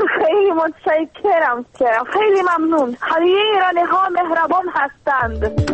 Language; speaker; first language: Persian; non-native, learner; Kyrgyz